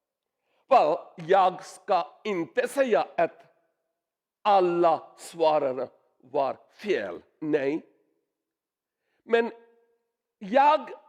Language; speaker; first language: Swedish; non-native, learner; Urdu